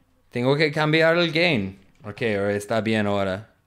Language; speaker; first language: Spanish; non-native, learner; English